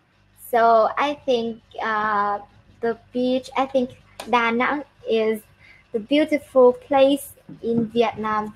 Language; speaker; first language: English; non-native, learner; Vietnamese